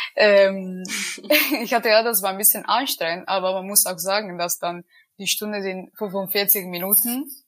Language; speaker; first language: German; non-native, learner; Italian